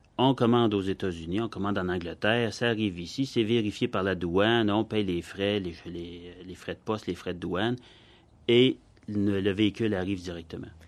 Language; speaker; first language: French; native; French